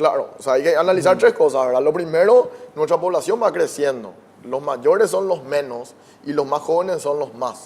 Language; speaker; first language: Spanish; native; Spanish